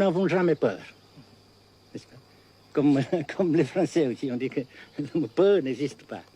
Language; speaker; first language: French; non-native, fluent; Vietnamese